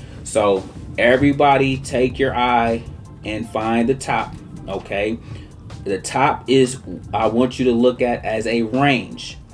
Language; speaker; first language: English; native; English